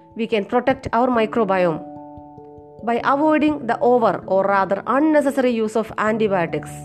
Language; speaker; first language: English; non-native, local second language; Malayalam